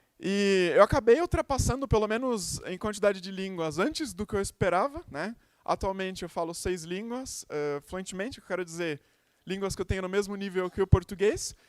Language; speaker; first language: Portuguese; native; Portuguese